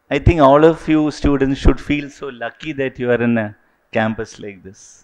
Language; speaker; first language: Malayalam; non-native, local second language; Tamil